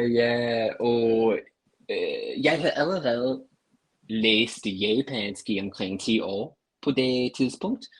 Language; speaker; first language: Danish; non-native, fluent; English